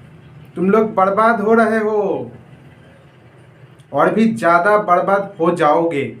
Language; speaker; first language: Hindi; non-native, local second language; Bangla